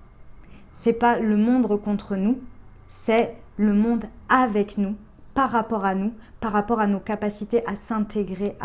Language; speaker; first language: French; native; French